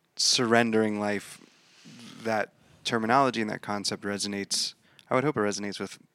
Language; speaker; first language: English; native; English